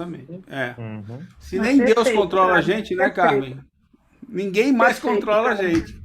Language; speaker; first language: Portuguese; native; Portuguese